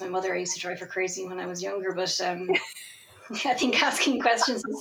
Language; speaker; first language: English; native; English